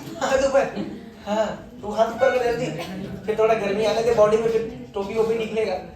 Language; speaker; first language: Hindi; native; Hindi